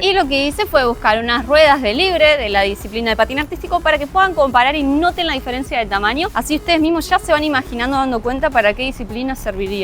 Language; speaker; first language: Spanish; native; Spanish